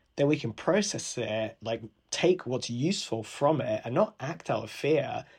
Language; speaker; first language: English; native; English